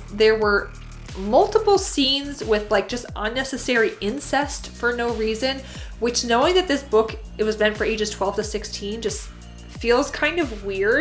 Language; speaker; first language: English; native; English